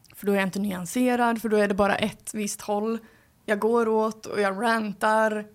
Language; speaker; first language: Swedish; native; Swedish